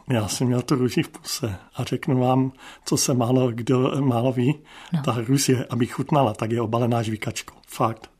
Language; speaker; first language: Czech; native; Czech